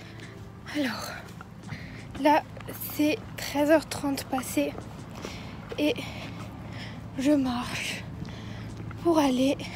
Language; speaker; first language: French; native; French